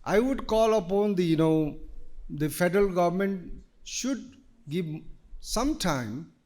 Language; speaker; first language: English; non-native, local second language; Nepali